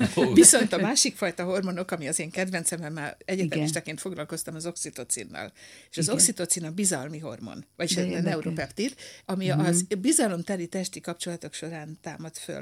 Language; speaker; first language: Hungarian; native; Hungarian